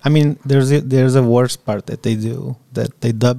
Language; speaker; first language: English; non-native, fluent; Portuguese